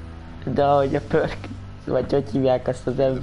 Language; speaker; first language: Hungarian; native; Hungarian